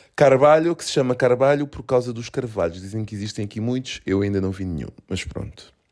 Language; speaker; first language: Portuguese; early bilingual, other home language; Kabuverdianu